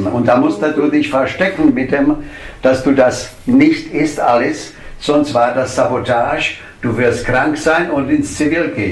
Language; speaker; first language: German; non-native, fluent; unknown